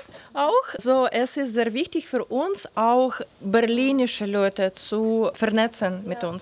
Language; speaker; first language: German; non-native, learner; Ukrainian